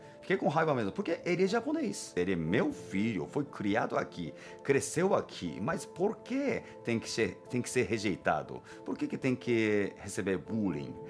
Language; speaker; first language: Portuguese; non-native, fluent; Japanese